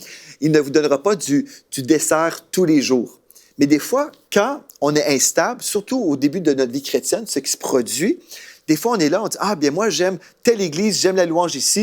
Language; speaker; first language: French; native; French